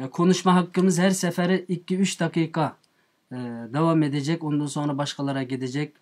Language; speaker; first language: Turkish; non-native, fluent; Uyghur